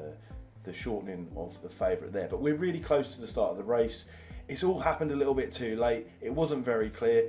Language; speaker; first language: English; native; English